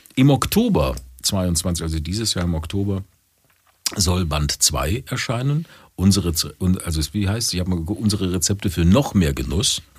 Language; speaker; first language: German; native; German